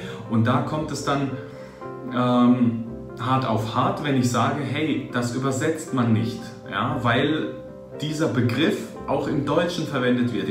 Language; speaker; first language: German; early bilingual, other home language; Russian